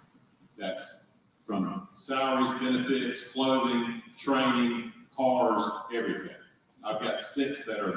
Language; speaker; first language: English; native; English